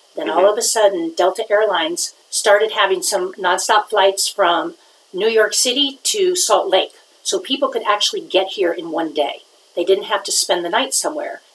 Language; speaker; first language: English; native; English